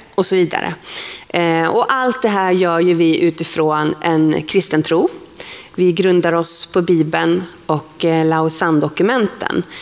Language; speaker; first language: Swedish; native; Swedish